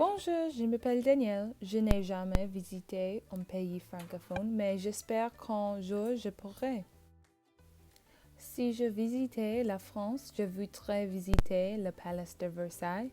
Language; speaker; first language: French; non-native, learner; English